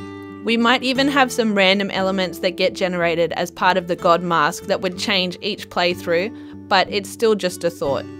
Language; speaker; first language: English; native; English